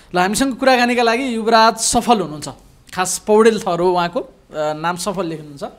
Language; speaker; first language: Nepali; native; Nepali